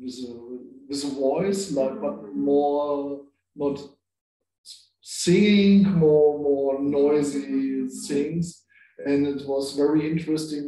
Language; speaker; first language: English; non-native, learner; German